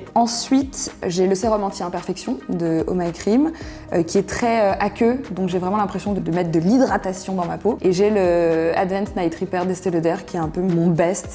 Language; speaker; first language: French; native; French